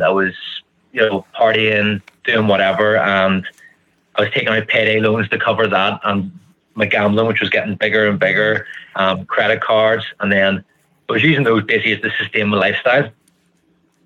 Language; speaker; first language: English; native; English